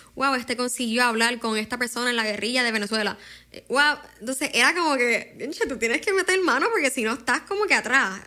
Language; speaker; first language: Spanish; native; Spanish